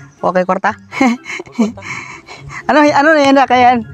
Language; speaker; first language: Filipino; non-native, local second language; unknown